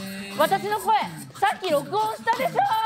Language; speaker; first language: Japanese; native; Japanese